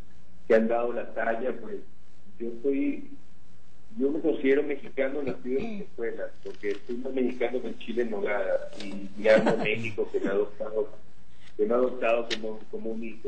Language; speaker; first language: Spanish; native; Spanish